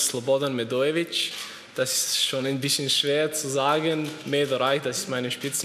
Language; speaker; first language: German; non-native, fluent; Serbian